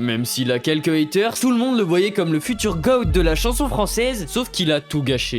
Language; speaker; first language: French; native; French